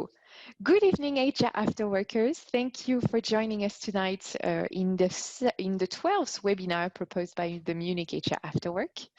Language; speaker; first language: English; non-native, fluent; French